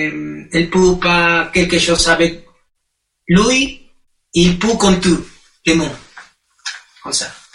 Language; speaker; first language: French; non-native, learner; Spanish